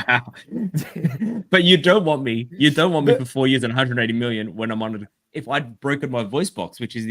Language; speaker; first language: English; native; English